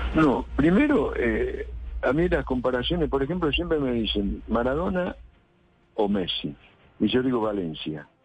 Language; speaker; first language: Spanish; native; Spanish